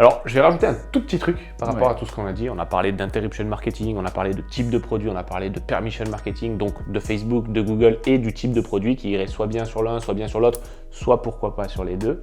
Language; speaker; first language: French; native; French